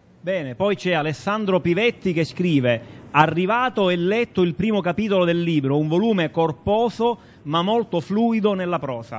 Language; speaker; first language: Italian; native; Italian